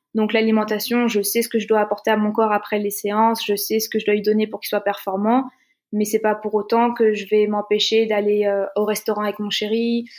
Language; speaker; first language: French; native; French